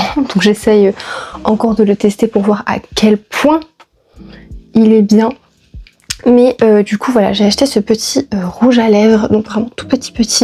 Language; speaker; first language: French; native; French